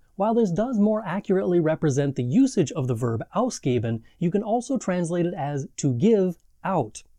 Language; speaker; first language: English; native; English